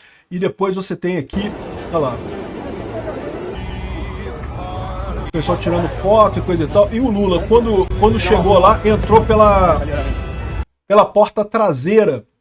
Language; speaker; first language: Portuguese; native; Portuguese